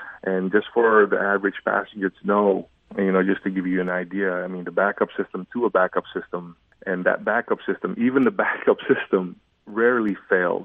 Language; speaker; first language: English; early bilingual, other home language; Indonesian